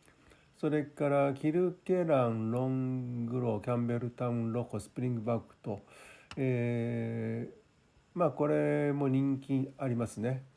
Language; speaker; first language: Japanese; native; Japanese